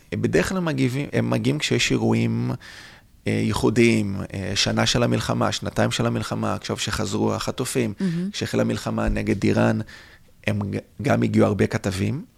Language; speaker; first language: Hebrew; non-native, fluent; Portuguese